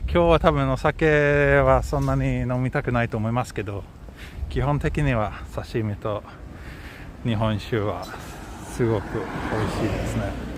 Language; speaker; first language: Japanese; non-native, learner; Swedish